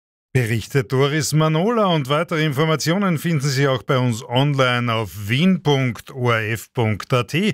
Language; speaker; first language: German; native; German